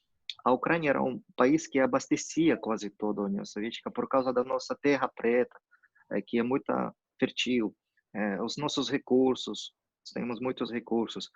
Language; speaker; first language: Portuguese; non-native, fluent; Russian